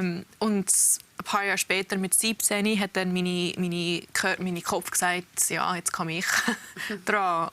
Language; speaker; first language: German; early bilingual, heritage; English